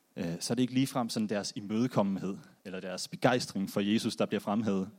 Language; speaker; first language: Danish; native; Danish